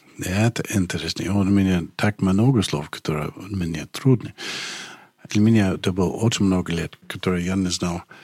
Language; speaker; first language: Russian; non-native, fluent; English